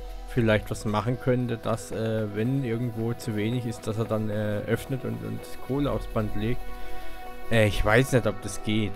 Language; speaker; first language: German; native; German